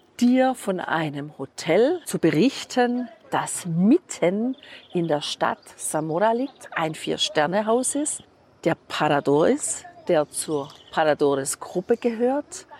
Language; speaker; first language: German; native; German